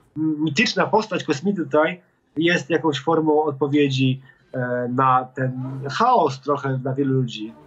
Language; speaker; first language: Polish; native; Polish